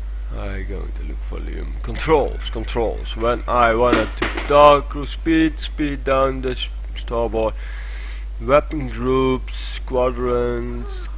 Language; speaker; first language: English; non-native, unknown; Dutch